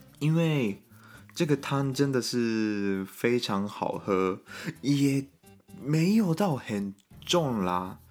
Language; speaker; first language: Chinese; non-native, fluent; Japanese